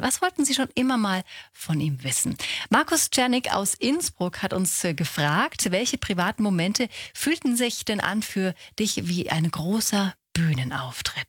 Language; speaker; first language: German; native; German